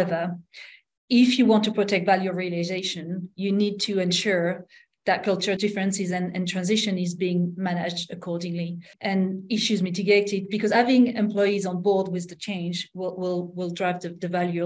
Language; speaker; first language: English; non-native, fluent; French